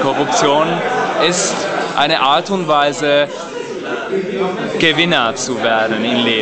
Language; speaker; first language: German; non-native, fluent; Italian